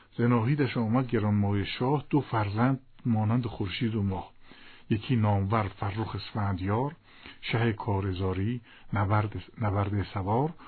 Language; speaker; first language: Persian; native; Persian